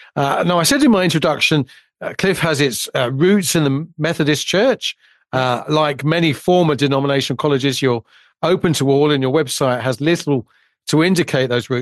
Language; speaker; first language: English; native; English